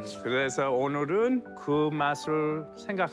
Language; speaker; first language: Korean; early bilingual, heritage; English